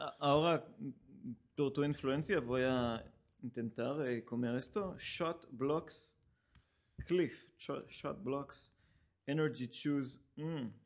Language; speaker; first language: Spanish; non-native, learner; Hebrew